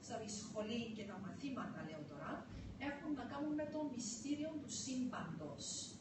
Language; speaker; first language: Greek; early bilingual, heritage; Greek